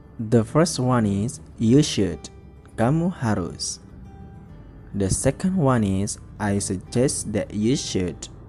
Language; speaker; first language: English; non-native, fluent; Indonesian